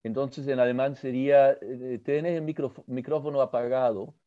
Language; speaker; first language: Spanish; early bilingual, other home language; German